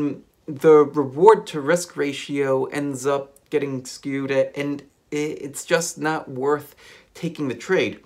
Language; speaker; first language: English; native; English